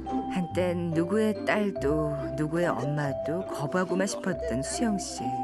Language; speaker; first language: Korean; native; Korean